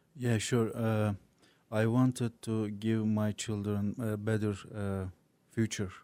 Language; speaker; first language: English; non-native, learner; Turkish